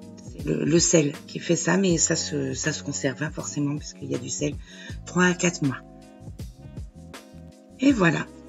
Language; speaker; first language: French; native; French